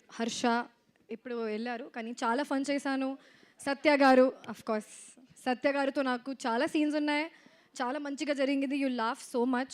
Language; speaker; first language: Telugu; non-native, fluent; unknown